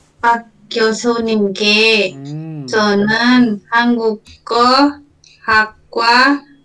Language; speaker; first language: Korean; non-native, learner; Indonesian